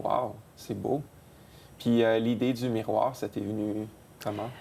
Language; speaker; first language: French; native; French